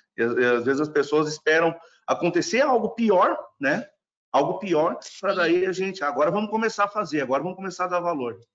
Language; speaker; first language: Portuguese; non-native, fluent; German